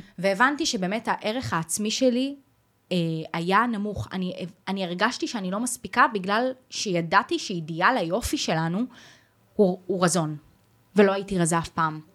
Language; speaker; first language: Hebrew; native; Hebrew